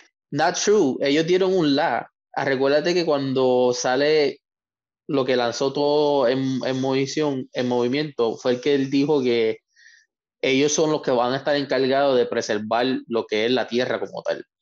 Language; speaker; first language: Spanish; native; Spanish